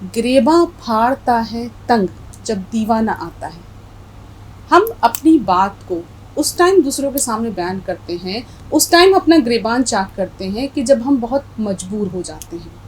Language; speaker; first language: Urdu; native; Urdu